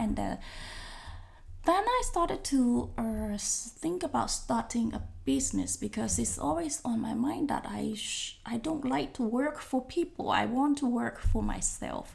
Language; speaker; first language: English; non-native, local second language; Cantonese